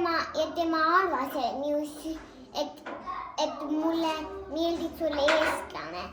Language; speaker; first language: Estonian; early bilingual, heritage; English